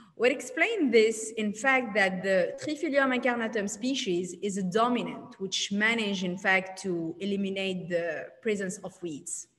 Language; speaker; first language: English; non-native, learner; Arabic